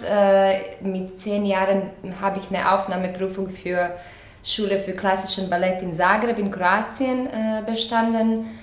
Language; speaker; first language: German; non-native, fluent; Croatian